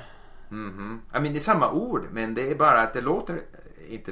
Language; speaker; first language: Swedish; non-native, fluent; English